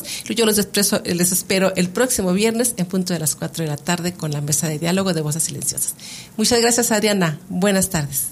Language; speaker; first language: Spanish; native; Spanish